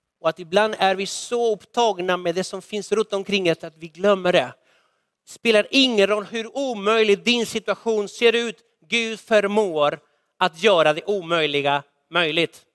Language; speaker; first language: Swedish; non-native, fluent; Spanish